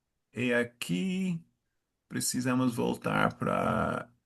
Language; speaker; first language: Portuguese; non-native, fluent; English